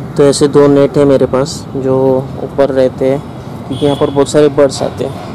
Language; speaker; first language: Hindi; non-native, local second language; Marathi